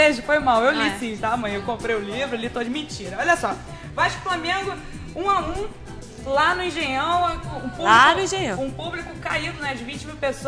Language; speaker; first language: Portuguese; native; Portuguese